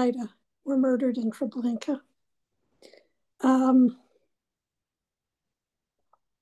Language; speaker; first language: English; native; English